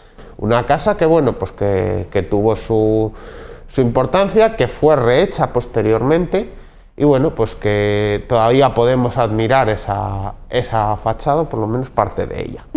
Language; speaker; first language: Spanish; native; Spanish